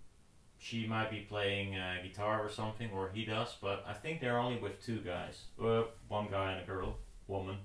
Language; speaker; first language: English; non-native, fluent; Dutch